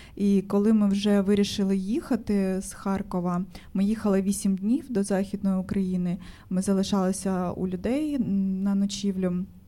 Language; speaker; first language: Ukrainian; native; Ukrainian